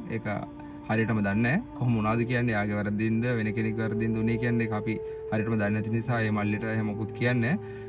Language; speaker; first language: Sinhala; native; Sinhala